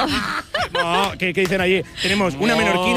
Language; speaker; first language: Spanish; native; Spanish